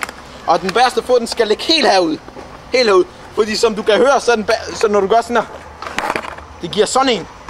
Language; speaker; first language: Danish; native; Danish